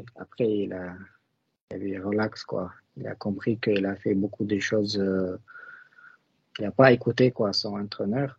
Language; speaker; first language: French; non-native, learner; Russian